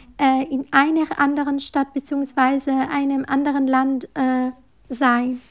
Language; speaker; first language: German; non-native, fluent; Arabic